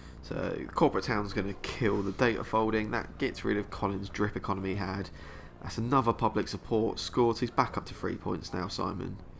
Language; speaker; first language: English; native; English